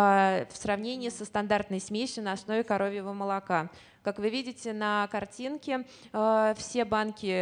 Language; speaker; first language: Russian; native; Russian